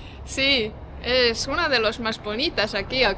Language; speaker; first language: Spanish; non-native, fluent; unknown